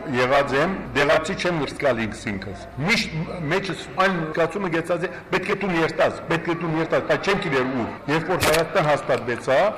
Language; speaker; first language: Armenian; early bilingual, heritage; Armenian